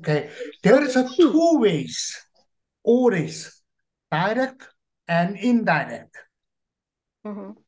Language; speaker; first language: English; non-native, learner; Korean